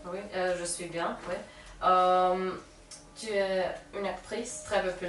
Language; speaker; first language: French; non-native, learner; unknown